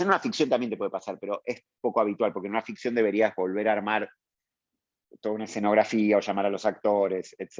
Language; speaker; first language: Spanish; native; Spanish